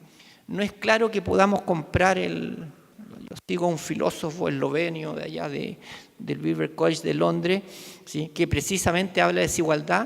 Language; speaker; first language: Spanish; native; Spanish